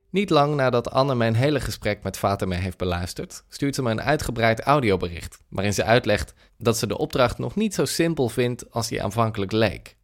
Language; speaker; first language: Dutch; native; Dutch